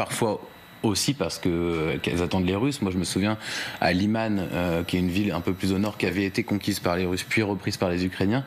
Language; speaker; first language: French; native; French